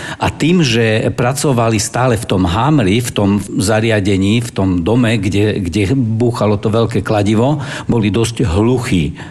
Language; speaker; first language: Slovak; non-native, local second language; German